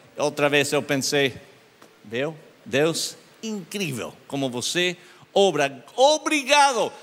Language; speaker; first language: Portuguese; non-native, learner; English